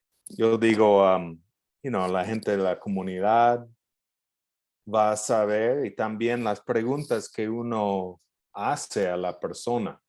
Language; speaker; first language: Spanish; non-native, fluent; English